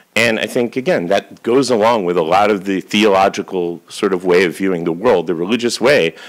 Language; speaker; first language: English; native; English